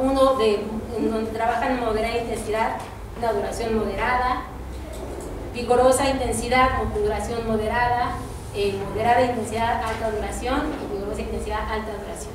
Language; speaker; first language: Spanish; native; Spanish